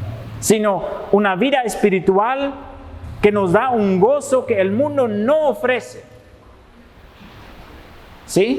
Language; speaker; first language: Spanish; non-native, fluent; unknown